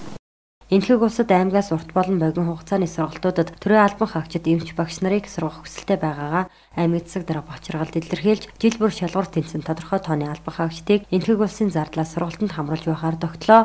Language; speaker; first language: Mongolian; native; Mongolian